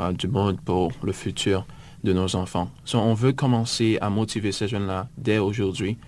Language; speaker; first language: French; native; French